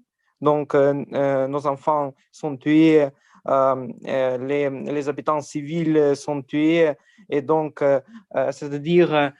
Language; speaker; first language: French; non-native, learner; Ukrainian